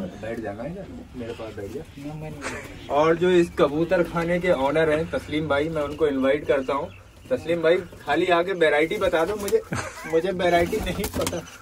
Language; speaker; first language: Hindi; native; Hindi